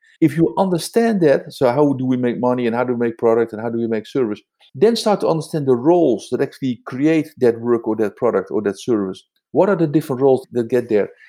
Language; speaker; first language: English; non-native, fluent; Dutch